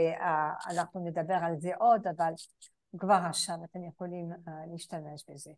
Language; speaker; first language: Hebrew; non-native, fluent; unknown